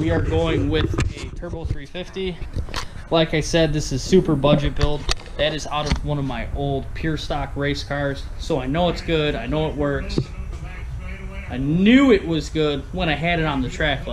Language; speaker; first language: English; native; English